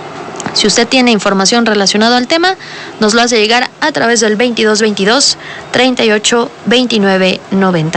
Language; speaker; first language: Spanish; native; Spanish